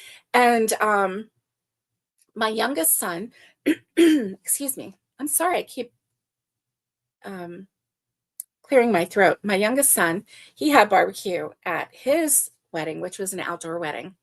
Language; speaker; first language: English; native; English